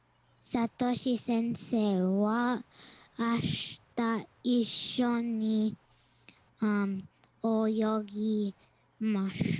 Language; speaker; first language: Japanese; non-native, learner; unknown